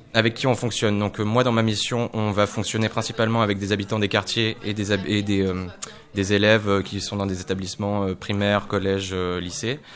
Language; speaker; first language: French; native; French